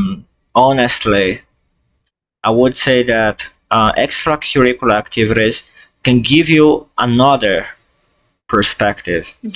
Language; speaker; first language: English; non-native, fluent; Portuguese